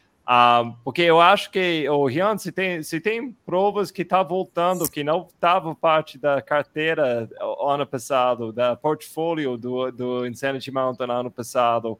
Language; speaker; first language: Portuguese; non-native, fluent; English